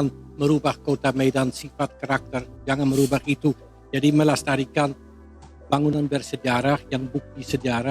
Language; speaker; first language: Indonesian; non-native, fluent; Dutch